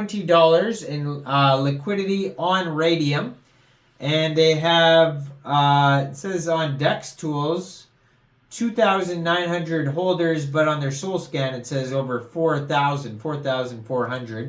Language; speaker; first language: English; native; English